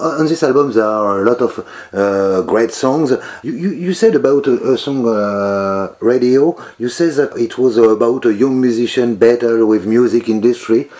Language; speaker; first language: English; non-native, learner; French